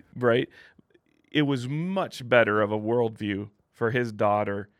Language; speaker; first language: English; native; English